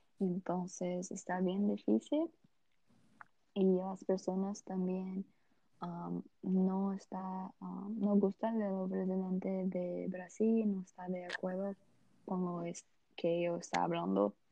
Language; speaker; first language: Spanish; non-native, learner; Portuguese